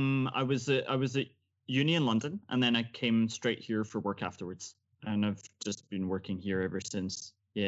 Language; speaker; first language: English; native; English